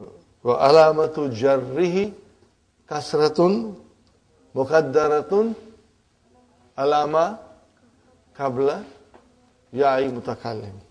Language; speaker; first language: Arabic; non-native, fluent; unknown